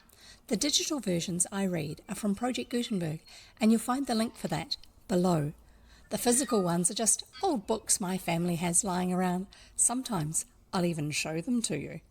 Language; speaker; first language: English; native; English